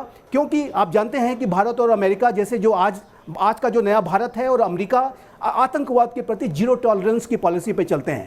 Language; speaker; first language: Hindi; native; Hindi